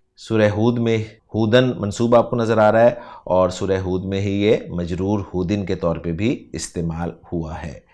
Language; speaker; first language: Urdu; native; Urdu